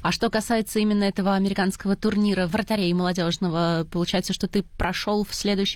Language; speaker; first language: Russian; native; Russian